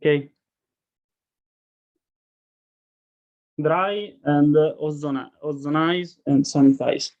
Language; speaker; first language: English; non-native, learner; Italian